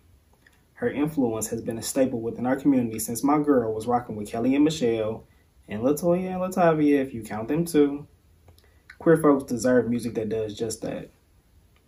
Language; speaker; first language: English; native; English